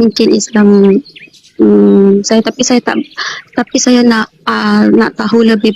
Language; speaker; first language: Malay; non-native, local second language; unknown